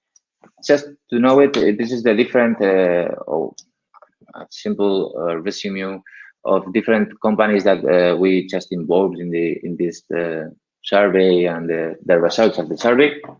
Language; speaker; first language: English; non-native, learner; Spanish